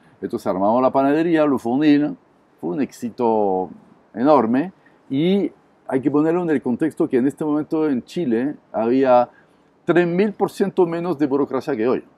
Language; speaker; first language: Spanish; non-native, fluent; French